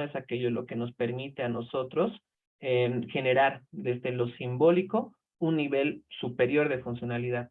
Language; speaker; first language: Spanish; native; Spanish